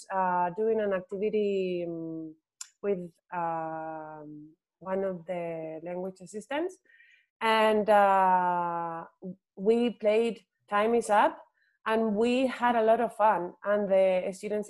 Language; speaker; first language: English; non-native, fluent; Spanish